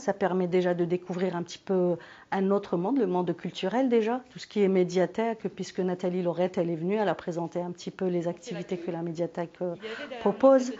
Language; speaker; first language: French; native; French